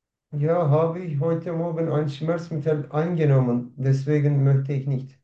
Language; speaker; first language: German; non-native, learner; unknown